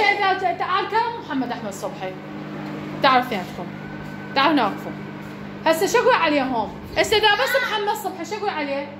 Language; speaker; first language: Arabic; native; Arabic